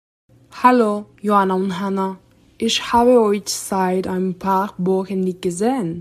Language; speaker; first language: German; non-native, learner; Spanish